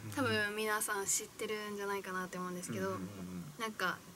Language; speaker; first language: Japanese; native; Japanese